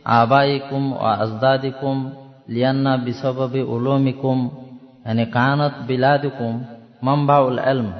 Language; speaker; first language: Arabic; non-native, fluent; Bangla